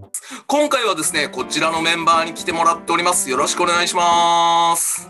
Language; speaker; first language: Japanese; native; Japanese